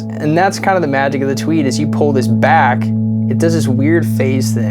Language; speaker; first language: English; native; English